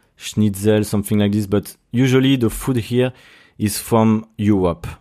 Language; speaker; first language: English; non-native, fluent; French